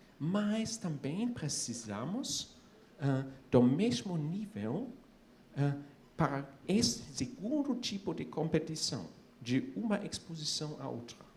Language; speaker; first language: Portuguese; non-native, fluent; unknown